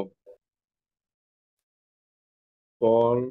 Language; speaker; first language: English; non-native, learner; Bangla